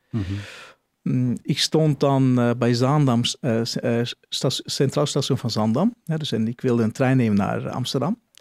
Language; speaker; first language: Dutch; non-native, fluent; Turkish